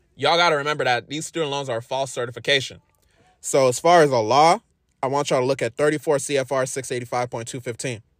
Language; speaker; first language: English; native; English